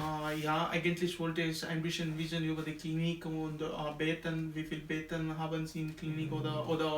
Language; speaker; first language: German; non-native, learner; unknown